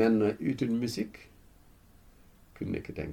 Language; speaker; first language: Norwegian; non-native, fluent; Fula